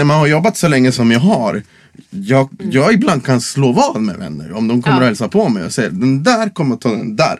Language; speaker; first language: Swedish; non-native, fluent; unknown